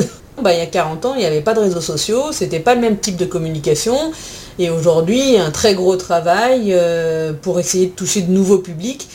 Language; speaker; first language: French; native; French